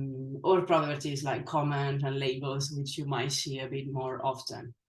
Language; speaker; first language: English; non-native, fluent; Italian